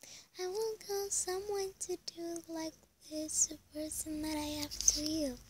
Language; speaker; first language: English; non-native, learner; Spanish